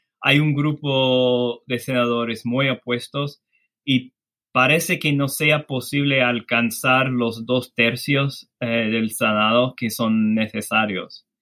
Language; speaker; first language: Spanish; non-native, fluent; English